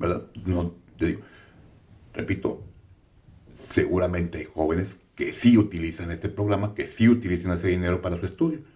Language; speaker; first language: Spanish; native; Spanish